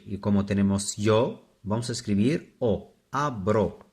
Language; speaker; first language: Spanish; non-native, fluent; Arabic